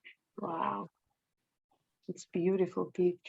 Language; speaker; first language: English; non-native, learner; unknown